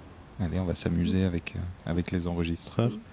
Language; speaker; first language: French; native; French